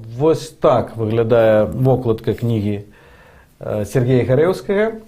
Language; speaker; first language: Belarusian; non-native, local second language; Russian